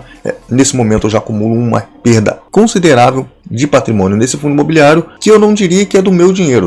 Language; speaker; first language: Portuguese; native; Portuguese